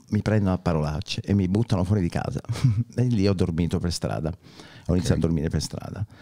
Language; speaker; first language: Italian; native; Italian